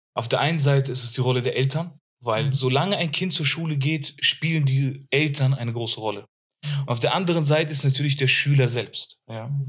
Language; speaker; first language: German; early bilingual, other home language; Arabic